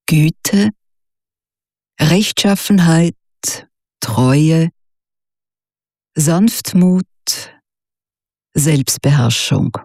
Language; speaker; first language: German; native; German